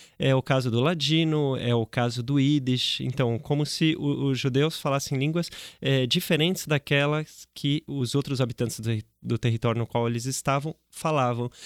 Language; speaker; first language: Portuguese; native; Portuguese